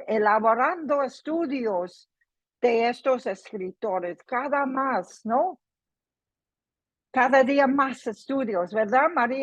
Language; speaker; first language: Spanish; non-native, fluent; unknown